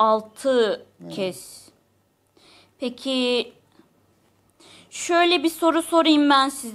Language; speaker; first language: Turkish; native; Turkish